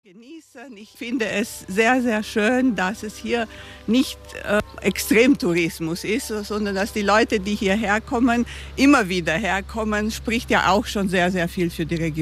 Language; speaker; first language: German; non-native, fluent; Romanian